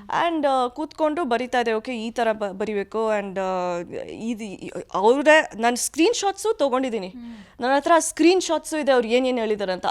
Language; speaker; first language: Kannada; early bilingual, heritage; Kannada